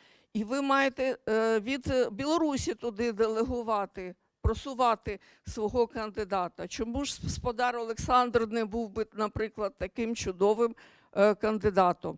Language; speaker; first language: Ukrainian; native; Ukrainian